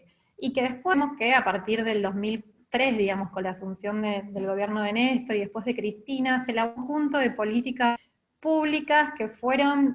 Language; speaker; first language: Spanish; native; Spanish